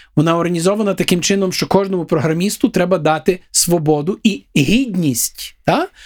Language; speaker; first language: Ukrainian; early bilingual, heritage; Ukrainian